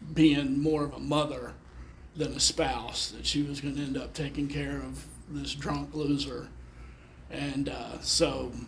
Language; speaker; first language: English; native; English